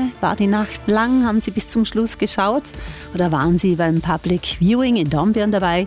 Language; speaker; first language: German; native; German